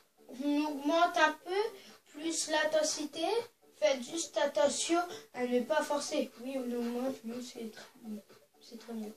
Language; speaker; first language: French; native; French